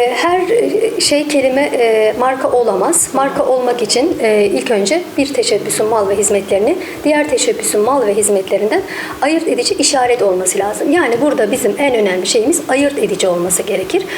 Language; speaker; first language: Turkish; native; Turkish